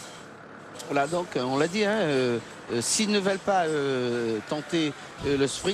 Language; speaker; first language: French; native; French